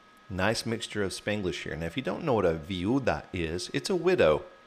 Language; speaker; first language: English; native; English